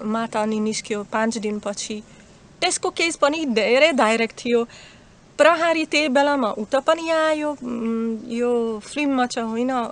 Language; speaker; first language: Nepali; non-native, learner; Slovak